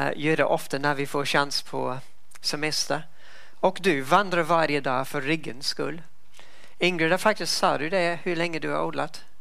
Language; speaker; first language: Swedish; non-native, fluent; English